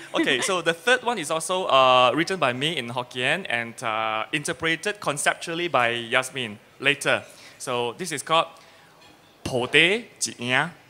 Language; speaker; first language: English; non-native, local second language; Min Nan Chinese